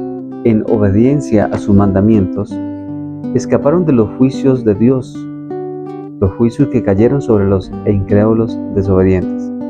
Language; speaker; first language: Spanish; native; Spanish